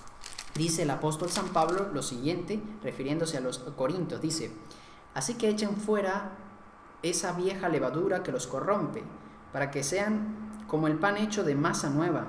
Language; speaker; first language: Spanish; native; Spanish